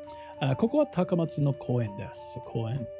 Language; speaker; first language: Japanese; non-native, fluent; English